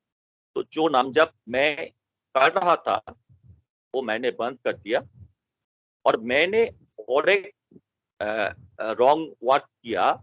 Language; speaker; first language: Hindi; non-native, local second language; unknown